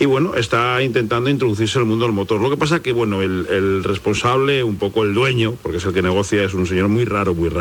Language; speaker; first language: Spanish; native; Spanish